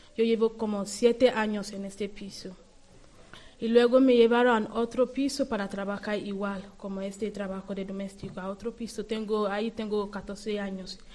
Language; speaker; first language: Spanish; non-native, learner; Yoruba